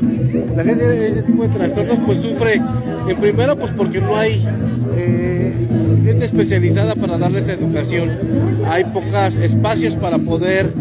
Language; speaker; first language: Spanish; native; Spanish